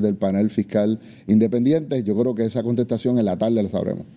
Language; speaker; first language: Spanish; native; Spanish